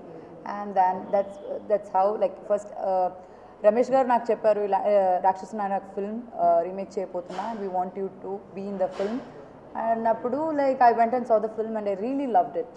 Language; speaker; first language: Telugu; non-native, fluent; Malayalam